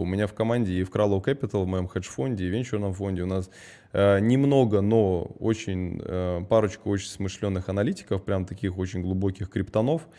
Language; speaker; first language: Russian; early bilingual, heritage; Russian